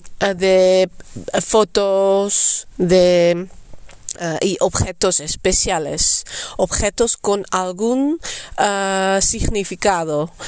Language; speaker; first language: Spanish; non-native, fluent; Dutch